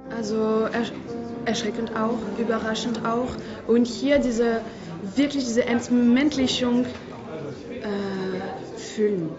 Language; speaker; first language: German; non-native, fluent; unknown